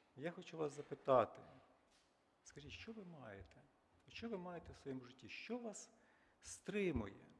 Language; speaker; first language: Ukrainian; native; Ukrainian